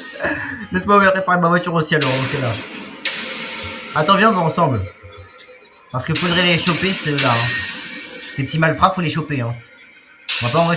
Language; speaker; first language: French; native; French